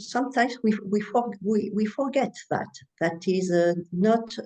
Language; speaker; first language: English; non-native, learner; French